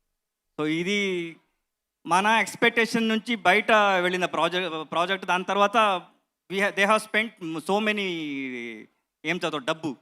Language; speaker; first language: Telugu; non-native, learner; Kannada